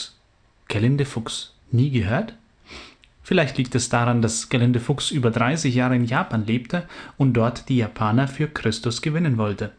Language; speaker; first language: German; native; German